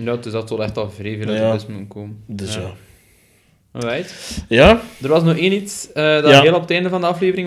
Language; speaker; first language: Dutch; native; Dutch